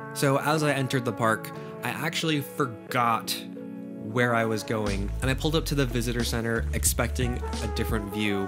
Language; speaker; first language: English; native; English